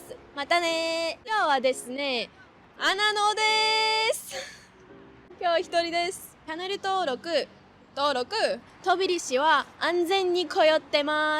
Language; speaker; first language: Japanese; non-native, learner; Georgian